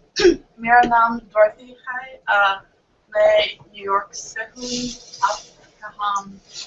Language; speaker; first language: Hindi; non-native, learner; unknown